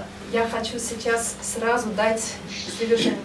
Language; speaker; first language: Russian; non-native, fluent; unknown